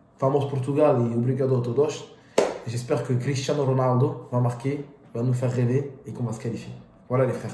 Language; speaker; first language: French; native; French